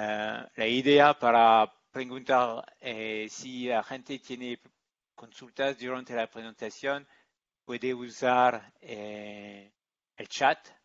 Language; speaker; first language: Spanish; non-native, learner; English